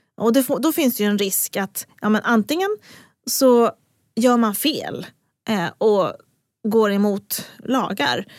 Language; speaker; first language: Swedish; native; Swedish